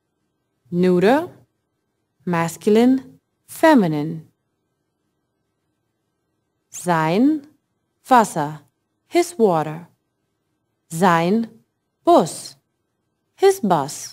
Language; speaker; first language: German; non-native, fluent; English